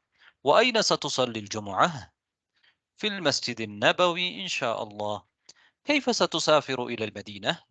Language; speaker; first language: Arabic; non-native, fluent; Tamil